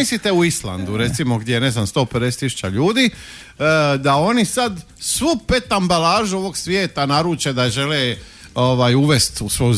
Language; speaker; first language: Croatian; native; Croatian